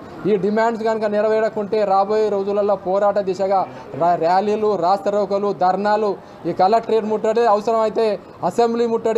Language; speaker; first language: Telugu; native; Telugu